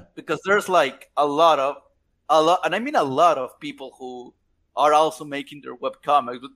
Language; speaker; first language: English; non-native, fluent; Spanish